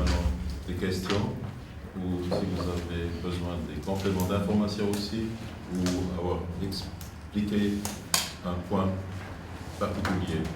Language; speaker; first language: French; non-native, fluent; German